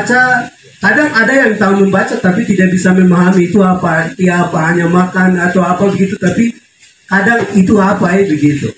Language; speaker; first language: Indonesian; non-native, local second language; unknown